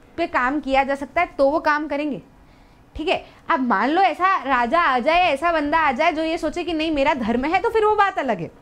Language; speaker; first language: Hindi; native; Hindi